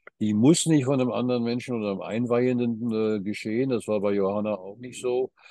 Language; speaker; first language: German; early bilingual, heritage; German